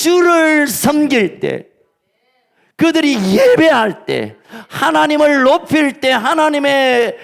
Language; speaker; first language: Korean; native; Korean